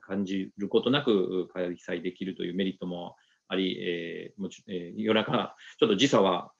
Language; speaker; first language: Japanese; native; Japanese